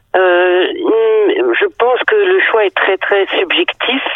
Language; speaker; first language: French; early bilingual, other home language; Danish